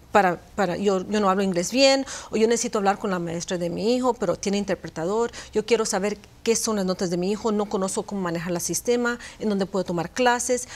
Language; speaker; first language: Spanish; early bilingual, heritage; Spanish